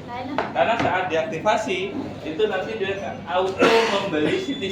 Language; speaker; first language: Indonesian; native; Indonesian